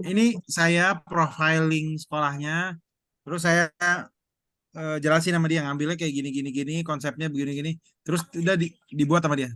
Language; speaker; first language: Indonesian; native; Indonesian